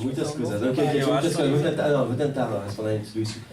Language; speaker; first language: Portuguese; non-native, fluent; French